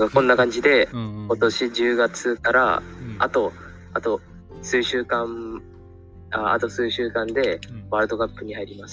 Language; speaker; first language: Japanese; non-native, learner; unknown